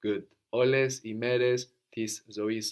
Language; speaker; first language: Greek; non-native, fluent; English